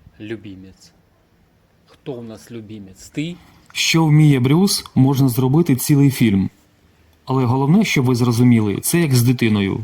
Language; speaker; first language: Ukrainian; non-native, local second language; Russian